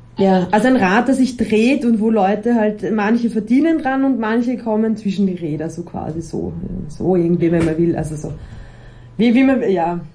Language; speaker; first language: German; native; German